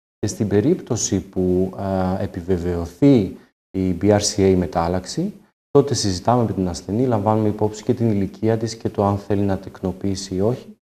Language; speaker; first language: Greek; native; Greek